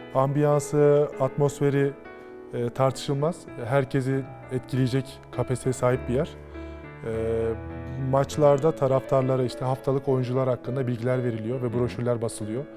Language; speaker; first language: Turkish; native; Turkish